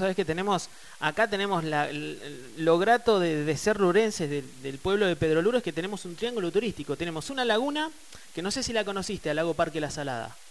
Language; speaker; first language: Spanish; native; Spanish